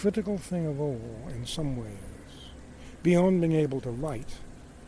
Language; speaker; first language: English; native; English